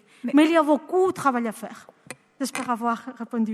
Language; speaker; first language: French; non-native, learner; Spanish